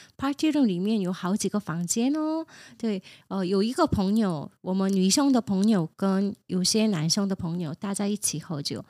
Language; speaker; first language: Chinese; non-native, fluent; Korean